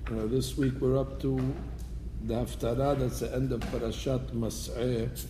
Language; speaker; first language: English; native; English